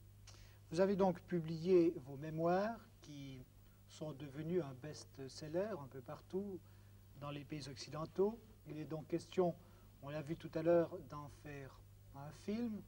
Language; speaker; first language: French; native; French